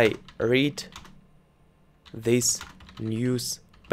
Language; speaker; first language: English; non-native, learner; Russian